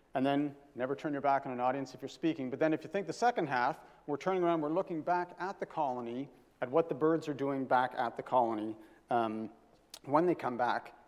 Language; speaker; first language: English; native; English